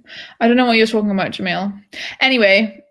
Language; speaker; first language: English; native; English